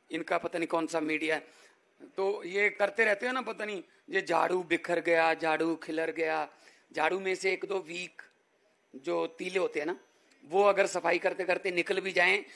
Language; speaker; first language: Hindi; non-native, local second language; Punjabi